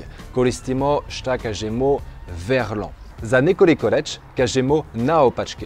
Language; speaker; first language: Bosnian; non-native, learner; French